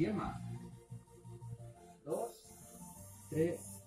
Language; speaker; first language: Spanish; native; Spanish